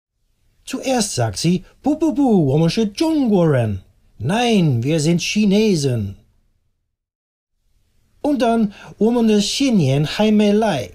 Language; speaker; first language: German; non-native, fluent; Dutch